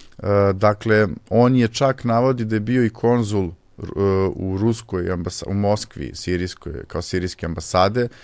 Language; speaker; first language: Serbian; native; Serbian